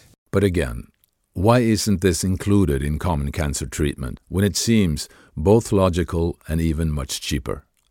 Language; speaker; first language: English; non-native, fluent; Norwegian